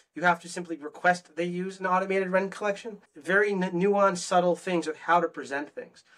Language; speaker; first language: English; native; English